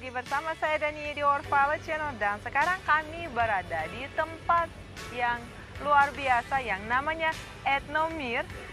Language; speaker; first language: Indonesian; non-native, fluent; Russian